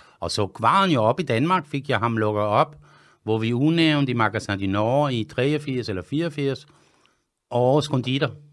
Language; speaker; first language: Danish; non-native, fluent; French